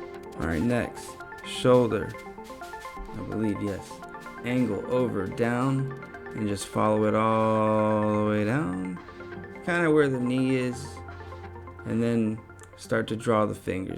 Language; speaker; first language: English; native; English